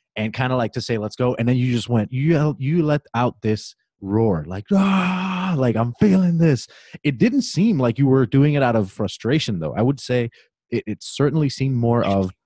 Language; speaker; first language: English; native; English